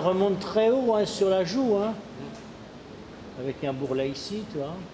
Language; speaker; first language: French; native; French